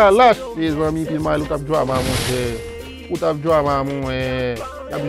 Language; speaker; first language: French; non-native, local second language; Haitian Creole